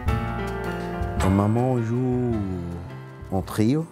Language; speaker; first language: French; non-native, learner; Spanish